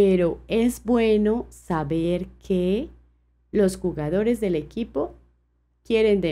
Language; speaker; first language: Spanish; non-native, fluent; French